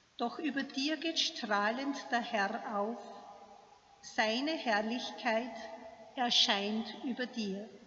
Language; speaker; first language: German; native; German